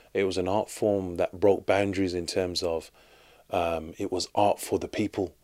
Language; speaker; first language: English; native; English